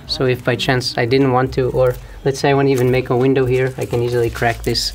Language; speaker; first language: English; native; English